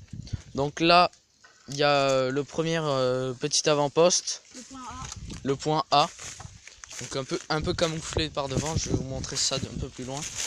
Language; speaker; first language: French; native; French